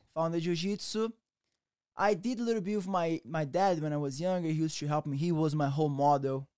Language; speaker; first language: English; non-native, learner; Portuguese